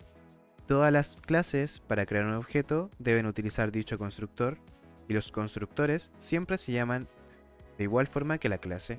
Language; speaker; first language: Spanish; native; Spanish